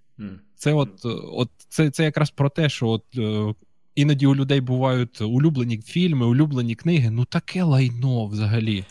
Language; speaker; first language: Ukrainian; native; Ukrainian